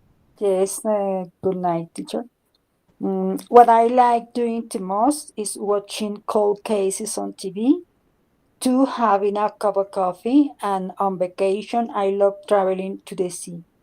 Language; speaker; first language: English; non-native, learner; Spanish